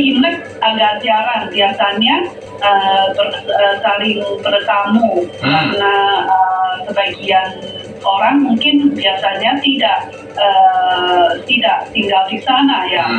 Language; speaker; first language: Indonesian; non-native, fluent; Chinese